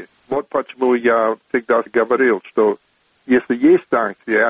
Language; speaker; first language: Russian; non-native, fluent; English